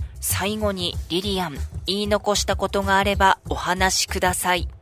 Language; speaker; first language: Japanese; native; Japanese